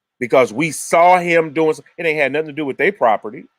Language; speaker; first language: English; native; English